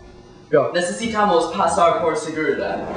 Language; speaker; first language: Spanish; non-native, learner; English